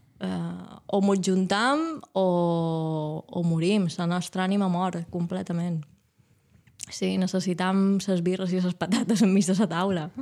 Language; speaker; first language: Catalan; native; Catalan